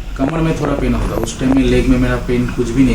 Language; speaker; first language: Hindi; non-native, local second language; Bangla